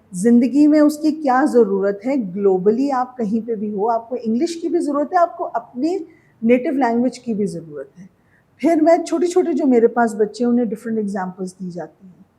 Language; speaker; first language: Urdu; native; Urdu